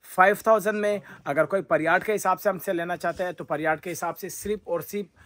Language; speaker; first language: Urdu; native; Urdu